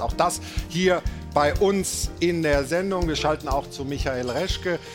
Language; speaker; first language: German; native; German